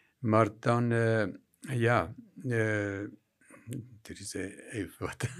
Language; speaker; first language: Dutch; non-native, fluent; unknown